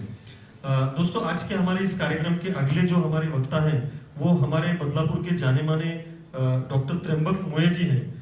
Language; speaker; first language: Hindi; non-native, local second language; Marathi